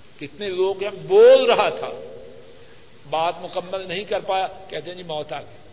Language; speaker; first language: Urdu; non-native, local second language; Punjabi